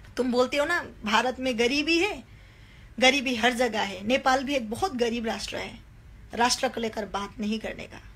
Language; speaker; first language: Hindi; non-native, local second language; Nepali